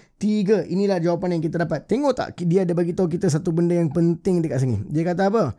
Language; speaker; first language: Malay; native; Malay